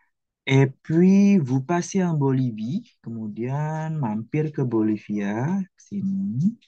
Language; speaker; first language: French; non-native, fluent; Indonesian